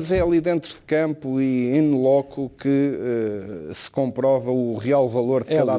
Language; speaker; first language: Portuguese; native; Portuguese